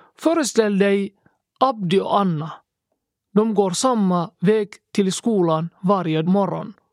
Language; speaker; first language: Swedish; early bilingual, other home language; Somali